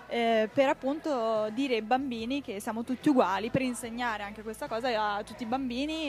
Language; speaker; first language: Italian; native; Italian